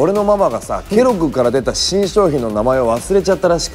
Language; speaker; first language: Japanese; native; Japanese